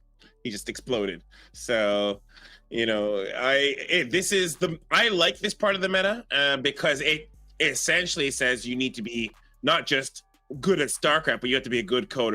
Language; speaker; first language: English; native; English